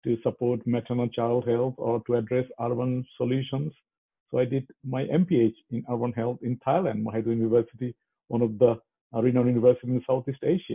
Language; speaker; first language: English; non-native, local second language; Bangla